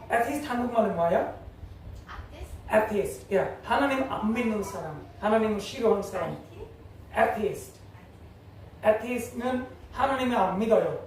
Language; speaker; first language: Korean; non-native, learner; English